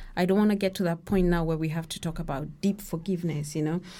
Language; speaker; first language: English; non-native, local second language; Kikuyu